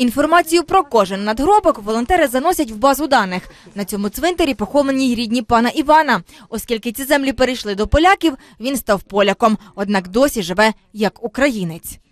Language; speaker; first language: Ukrainian; native; Ukrainian